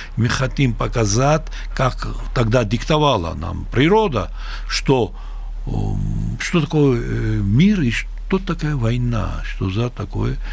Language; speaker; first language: Russian; non-native, local second language; Georgian